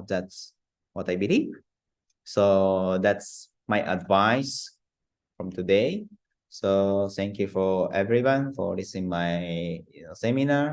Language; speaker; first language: English; non-native, learner; Japanese